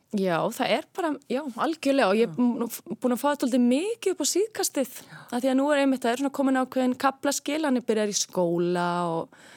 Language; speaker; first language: Icelandic; native; Icelandic